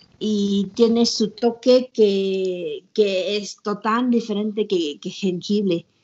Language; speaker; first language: Spanish; non-native, learner; Thai